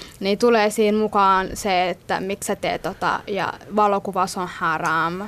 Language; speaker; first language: Finnish; early bilingual, other home language; Somali